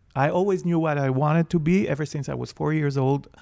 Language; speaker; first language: English; non-native, fluent; Hebrew